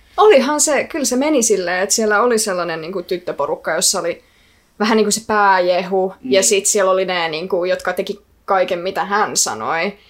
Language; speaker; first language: Finnish; early bilingual, other home language; Icelandic